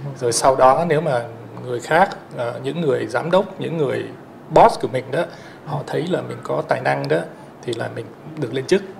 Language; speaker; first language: Vietnamese; native; Vietnamese